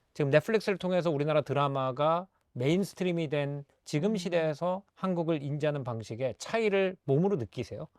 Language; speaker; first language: Korean; native; Korean